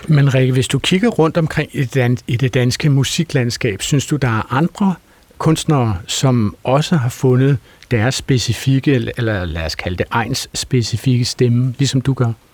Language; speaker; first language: Danish; native; Danish